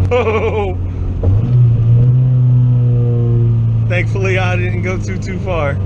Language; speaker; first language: English; native; English